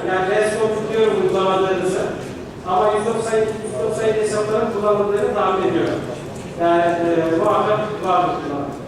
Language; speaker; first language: Turkish; native; Turkish